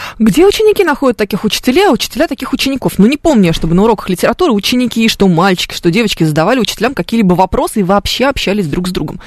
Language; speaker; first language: Russian; native; Russian